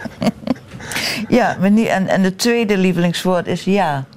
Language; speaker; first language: Dutch; native; Dutch